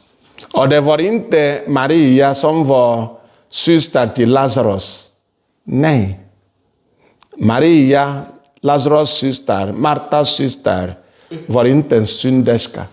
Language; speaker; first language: Swedish; non-native, fluent; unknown